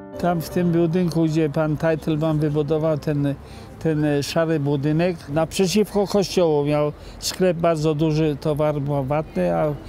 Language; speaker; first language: Polish; non-native, local second language; Yiddish